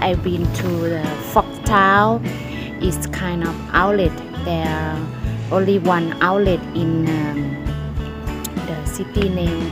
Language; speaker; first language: English; non-native, learner; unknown